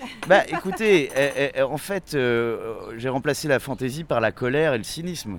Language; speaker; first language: French; native; French